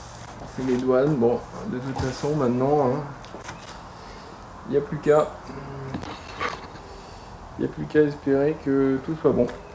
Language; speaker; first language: French; native; French